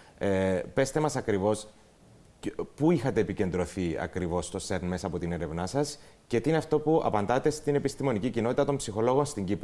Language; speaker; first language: Greek; native; Greek